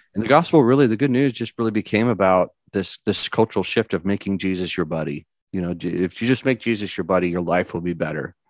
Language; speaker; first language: English; native; English